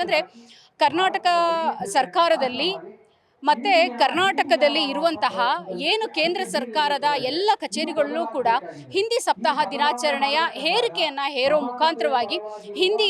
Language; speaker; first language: Kannada; native; Kannada